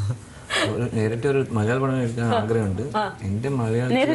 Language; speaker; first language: Malayalam; non-native, learner; Telugu